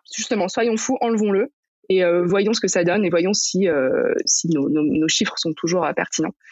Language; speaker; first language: French; native; French